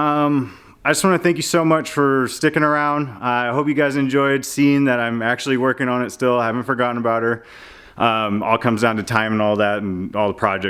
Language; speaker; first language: English; native; English